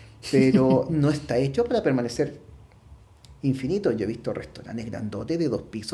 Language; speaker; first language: Spanish; native; Spanish